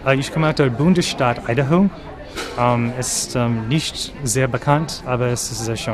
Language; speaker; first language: German; non-native, learner; English